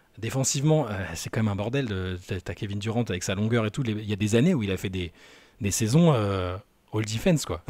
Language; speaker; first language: French; native; French